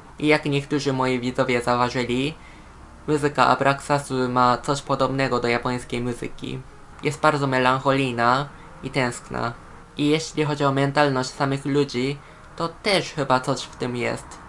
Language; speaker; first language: Polish; non-native, fluent; Japanese